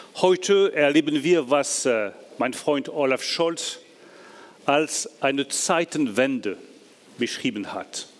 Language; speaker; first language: German; non-native, fluent; French